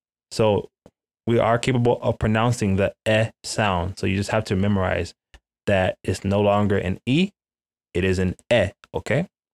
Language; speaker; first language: English; native; English